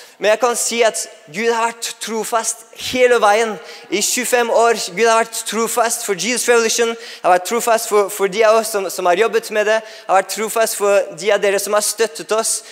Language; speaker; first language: Norwegian; non-native, fluent; English